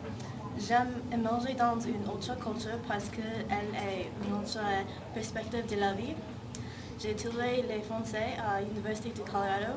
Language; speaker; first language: French; non-native, learner; English